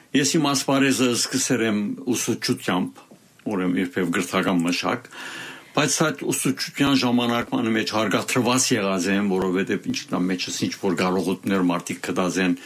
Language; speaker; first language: Armenian; native; Armenian